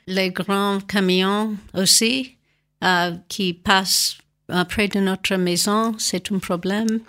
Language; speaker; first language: French; non-native, learner; English